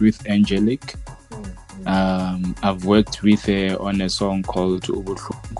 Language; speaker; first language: English; non-native, local second language; Northern Sotho